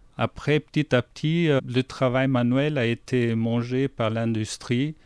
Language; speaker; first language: French; non-native, fluent; German